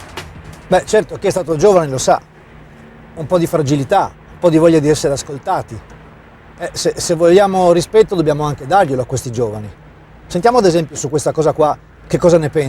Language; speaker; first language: Italian; native; Italian